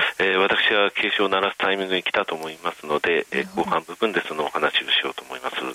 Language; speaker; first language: Japanese; native; Japanese